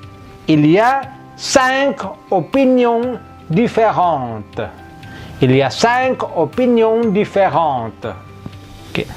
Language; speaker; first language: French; non-native, fluent; Indonesian